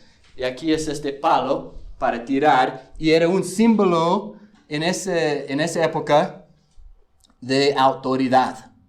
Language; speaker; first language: Spanish; non-native, fluent; English